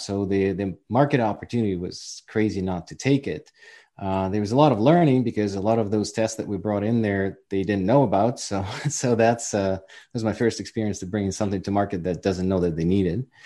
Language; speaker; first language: English; non-native, fluent; Ukrainian